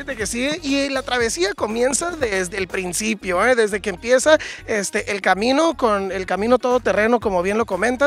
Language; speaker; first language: Spanish; native; Spanish